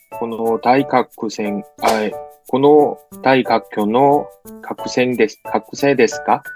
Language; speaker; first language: Japanese; non-native, learner; Korean